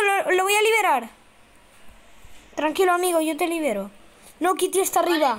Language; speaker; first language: Spanish; native; Spanish